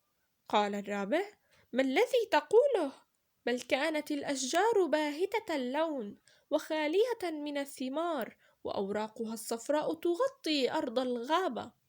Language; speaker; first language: Arabic; native; Arabic